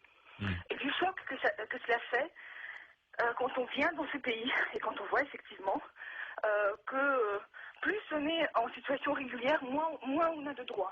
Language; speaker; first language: French; non-native, fluent; Russian